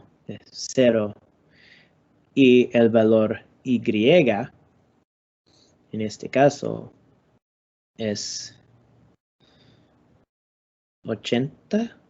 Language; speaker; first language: Spanish; non-native, learner; English